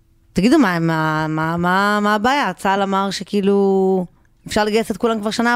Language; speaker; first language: Hebrew; native; Hebrew